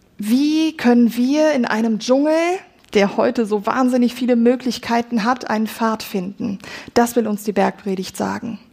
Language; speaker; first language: German; native; German